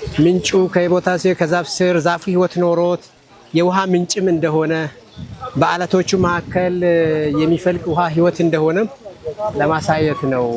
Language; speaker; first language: Amharic; non-native, local second language; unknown